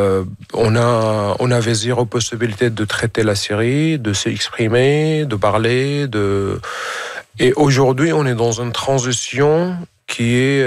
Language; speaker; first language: French; non-native, fluent; Arabic